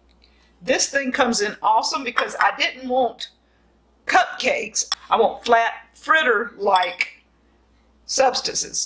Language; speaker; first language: English; native; English